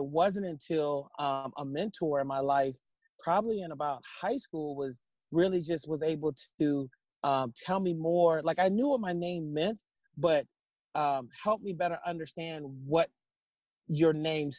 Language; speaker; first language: English; native; English